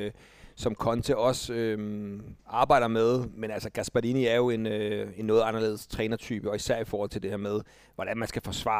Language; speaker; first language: Danish; native; Danish